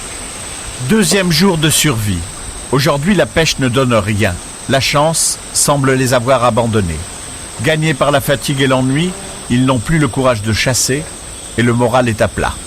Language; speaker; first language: French; native; French